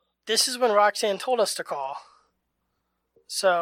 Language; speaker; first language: English; native; English